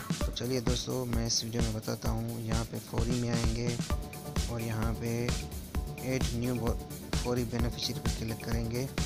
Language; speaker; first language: Urdu; non-native, local second language; Punjabi